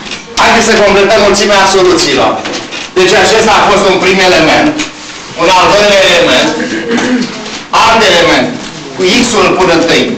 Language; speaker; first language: Romanian; native; Romanian